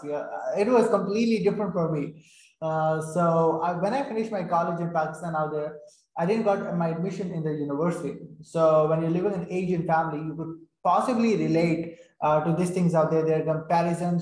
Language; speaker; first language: English; non-native, fluent; Urdu